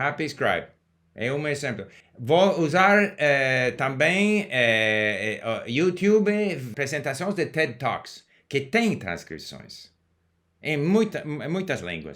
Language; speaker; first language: Portuguese; non-native, learner; English